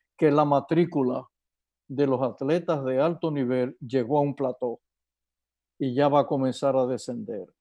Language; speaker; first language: Spanish; native; Spanish